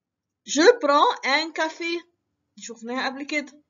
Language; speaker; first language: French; non-native, fluent; Arabic